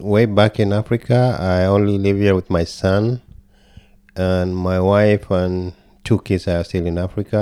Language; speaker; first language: English; non-native, local second language; Gusii